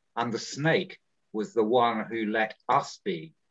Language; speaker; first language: English; native; English